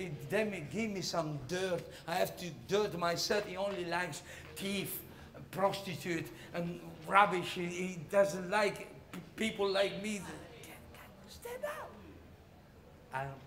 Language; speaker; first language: English; non-native, fluent; Italian